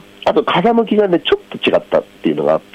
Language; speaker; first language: Japanese; native; Japanese